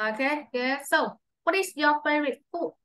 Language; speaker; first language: English; non-native, fluent; Vietnamese